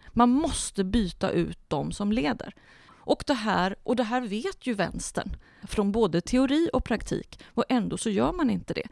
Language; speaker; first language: Swedish; early bilingual, other home language; Spanish